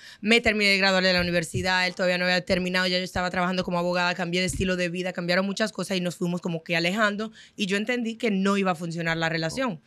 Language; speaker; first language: Spanish; non-native, fluent; Haitian Creole